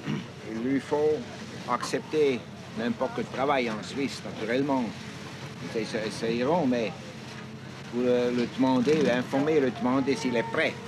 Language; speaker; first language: French; non-native, fluent; Swiss German